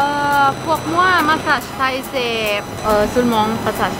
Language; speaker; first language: French; non-native, learner; Thai